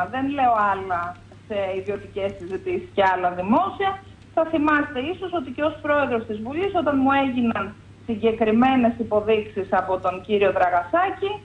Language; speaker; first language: Greek; native; Greek